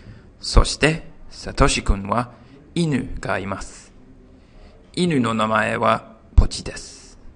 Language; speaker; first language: Japanese; non-native, fluent; English